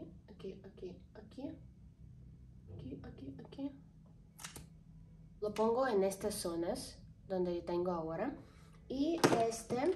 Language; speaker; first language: Spanish; non-native, learner; Ukrainian